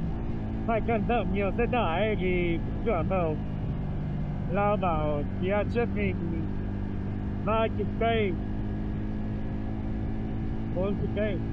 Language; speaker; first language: Vietnamese; non-native, fluent; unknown